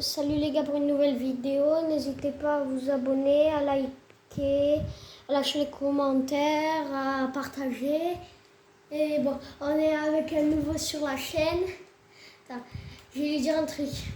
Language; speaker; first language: French; native; French